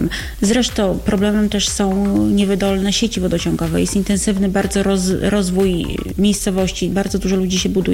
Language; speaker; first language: Polish; native; Polish